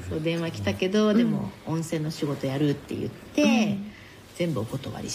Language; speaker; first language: Japanese; native; Japanese